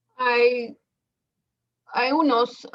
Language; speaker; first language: Spanish; non-native, fluent; English